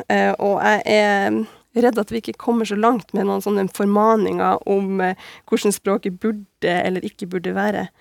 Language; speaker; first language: Norwegian; native; Norwegian